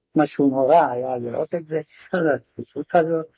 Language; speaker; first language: Hebrew; non-native, fluent; Hungarian